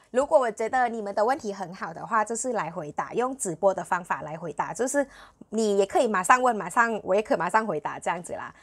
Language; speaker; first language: Chinese; non-native, fluent; Thai